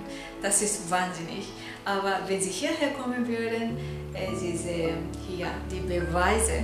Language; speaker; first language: German; non-native, fluent; Japanese